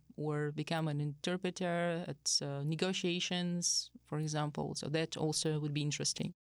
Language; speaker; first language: English; non-native, fluent; Russian